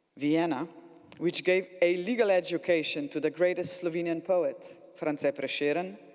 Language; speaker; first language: English; non-native, fluent; Slovenian